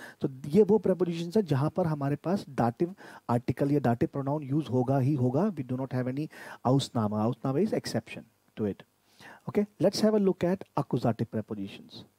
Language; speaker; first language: Hindi; native; Hindi